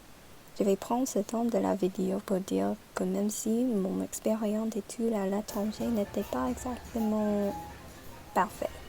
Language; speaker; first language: French; non-native, learner; English